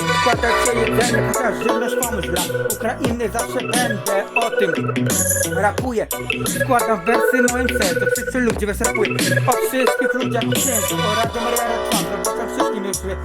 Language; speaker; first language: Polish; native; Polish